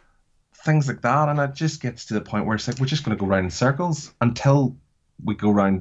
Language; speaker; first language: English; native; English